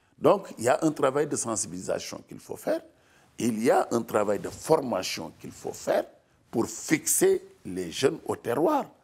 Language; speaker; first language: French; non-native, local second language; Wolof